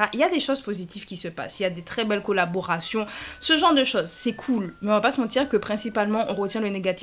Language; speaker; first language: French; native; French